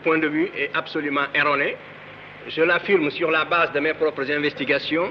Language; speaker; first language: French; non-native, local second language; Wolof